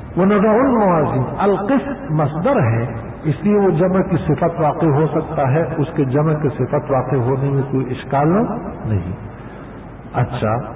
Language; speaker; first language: Urdu; non-native, local second language; Pashto